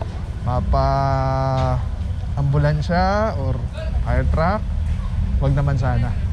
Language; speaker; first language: Filipino; native; Filipino